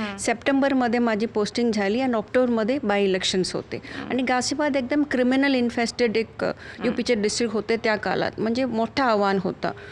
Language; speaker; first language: Marathi; non-native, fluent; Malayalam